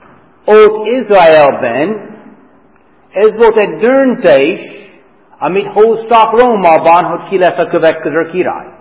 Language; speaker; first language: Hungarian; non-native, fluent; English